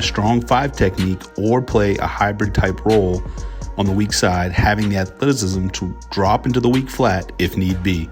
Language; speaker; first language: English; native; English